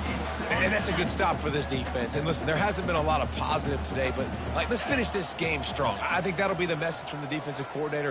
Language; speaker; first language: English; native; English